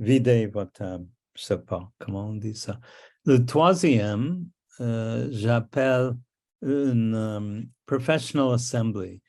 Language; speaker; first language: French; non-native, local second language; English